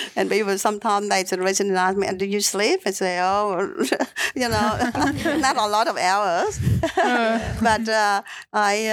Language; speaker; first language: English; non-native, learner; Vietnamese